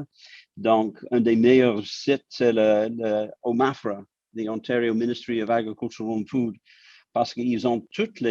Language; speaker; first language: French; non-native, local second language; English